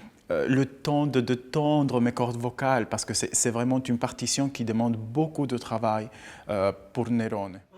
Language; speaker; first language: French; non-native, fluent; Spanish